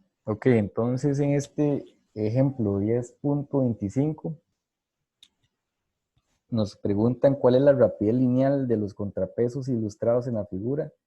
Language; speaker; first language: Spanish; native; Spanish